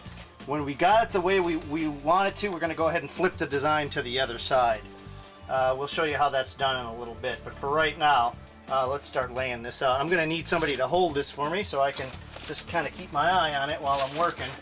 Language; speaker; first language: English; native; English